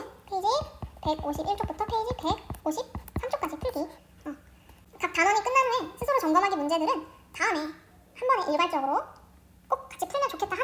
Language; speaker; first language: Korean; native; Korean